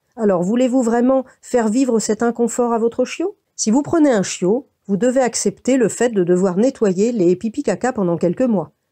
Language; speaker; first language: French; native; French